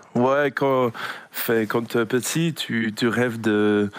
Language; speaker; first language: French; non-native, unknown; English